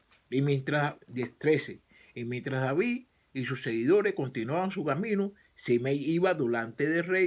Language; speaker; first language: Spanish; native; Spanish